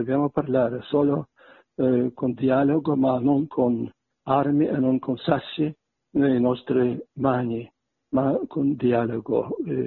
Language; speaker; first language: Italian; non-native, fluent; Belarusian